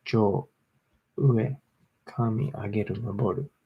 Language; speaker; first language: Japanese; non-native, learner; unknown